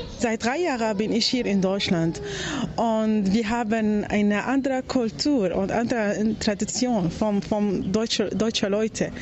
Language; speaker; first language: German; non-native, learner; Arabic